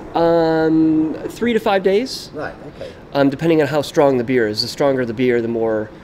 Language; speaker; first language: English; native; English